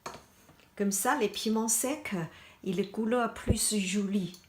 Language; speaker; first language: French; non-native, learner; Chinese